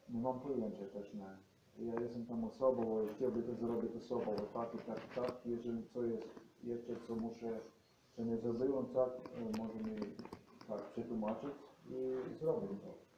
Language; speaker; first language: Polish; non-native, learner; Slovenian